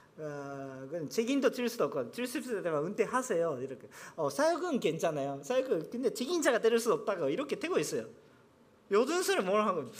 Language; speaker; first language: Korean; non-native, fluent; Japanese